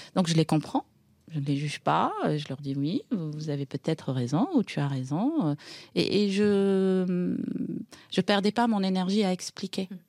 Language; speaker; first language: French; non-native, local second language; Arabic